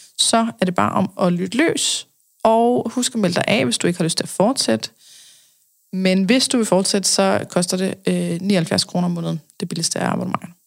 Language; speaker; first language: Danish; native; Danish